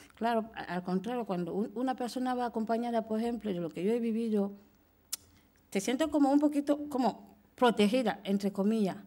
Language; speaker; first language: Spanish; non-native, fluent; French